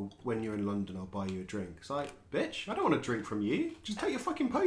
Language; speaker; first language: English; native; English